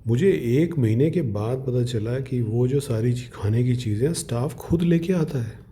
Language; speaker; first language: Hindi; native; Hindi